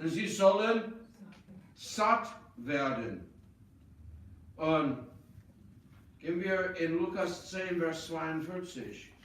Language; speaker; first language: German; non-native, fluent; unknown